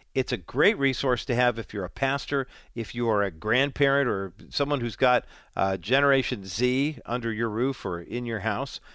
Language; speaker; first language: English; native; English